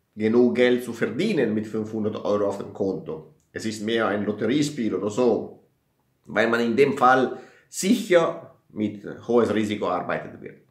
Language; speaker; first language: German; non-native, fluent; Italian